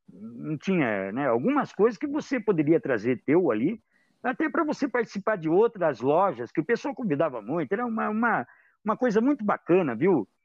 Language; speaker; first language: Portuguese; native; Portuguese